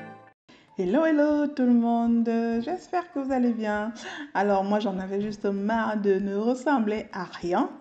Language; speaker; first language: French; native; French